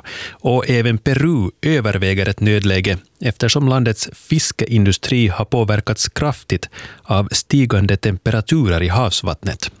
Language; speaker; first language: Swedish; native; Swedish